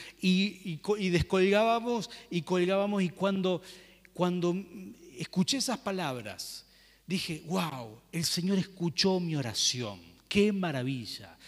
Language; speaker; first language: Spanish; native; Spanish